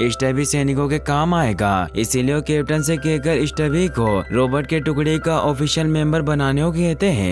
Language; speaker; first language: Hindi; native; Hindi